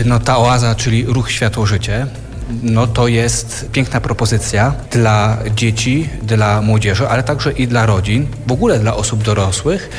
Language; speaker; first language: Polish; native; Polish